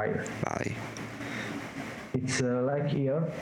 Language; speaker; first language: English; non-native, learner; Italian